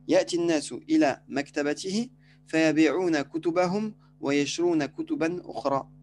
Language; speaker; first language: Arabic; non-native, fluent; French